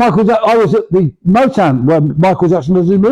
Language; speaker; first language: English; native; English